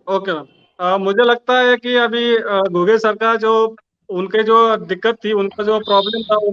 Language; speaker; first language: Hindi; non-native, local second language; Marathi